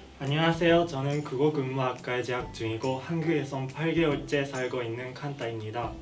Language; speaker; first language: Korean; non-native, learner; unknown